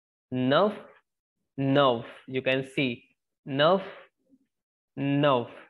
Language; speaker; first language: English; non-native, local second language; Hindi